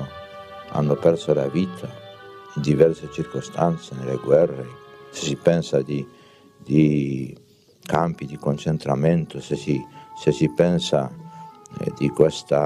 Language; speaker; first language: Italian; non-native, fluent; Polish